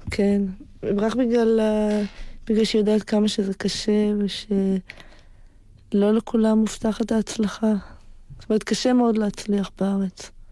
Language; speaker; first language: Hebrew; native; Hebrew